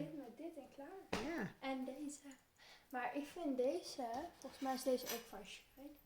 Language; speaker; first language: Dutch; early bilingual, heritage; Turkish